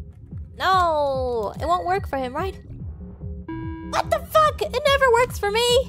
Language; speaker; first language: English; native; English